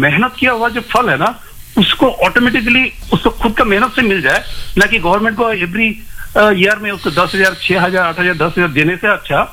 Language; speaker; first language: Hindi; non-native, local second language; Bangla